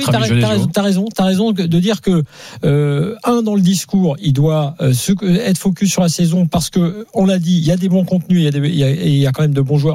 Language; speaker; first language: French; native; French